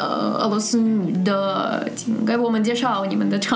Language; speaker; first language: Chinese; non-native, fluent; Russian